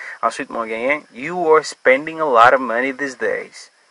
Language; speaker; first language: English; non-native, fluent; Haitian Creole